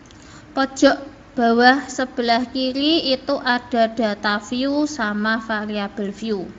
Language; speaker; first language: Indonesian; native; Indonesian